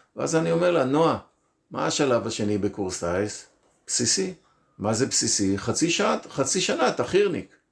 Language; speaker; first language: Hebrew; native; Hebrew